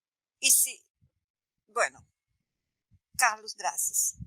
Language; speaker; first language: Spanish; non-native, fluent; Portuguese